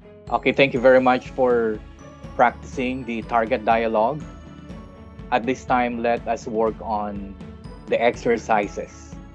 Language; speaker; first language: English; non-native, local second language; Filipino